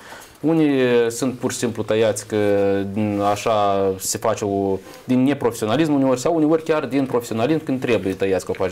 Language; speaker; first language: Romanian; native; Romanian